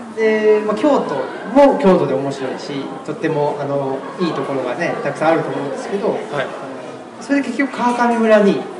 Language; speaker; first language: Japanese; native; Japanese